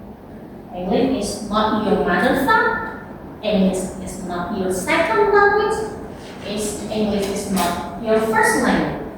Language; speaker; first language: English; non-native, learner; Indonesian